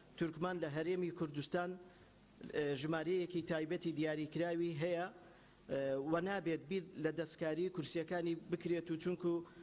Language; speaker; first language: Central Kurdish; non-native, local second language; Turkish